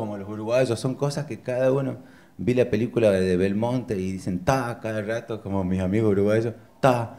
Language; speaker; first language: Spanish; native; Spanish